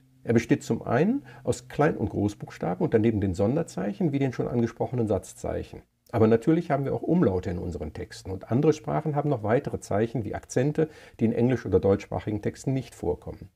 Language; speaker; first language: German; native; German